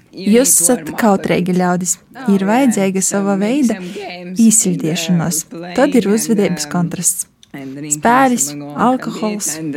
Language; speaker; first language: Latvian; non-native, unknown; Portuguese